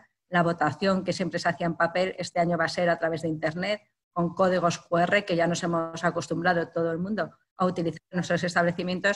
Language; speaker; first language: Spanish; native; Spanish